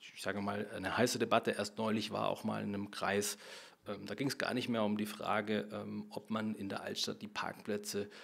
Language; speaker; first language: German; native; German